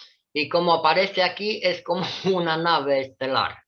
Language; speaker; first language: Spanish; non-native, fluent; Italian